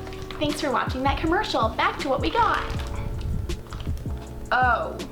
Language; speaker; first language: English; native; English